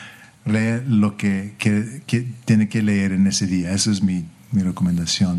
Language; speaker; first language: Spanish; early bilingual, heritage; English